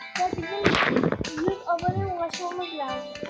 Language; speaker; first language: Turkish; early bilingual, heritage; Turkish